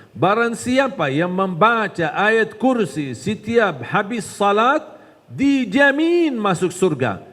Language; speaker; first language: Indonesian; non-native, fluent; Arabic